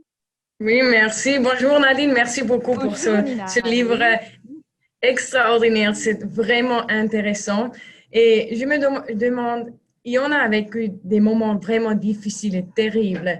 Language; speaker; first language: French; non-native, fluent; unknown